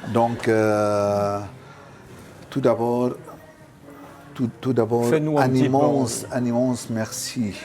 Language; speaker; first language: French; non-native, local second language; Arabic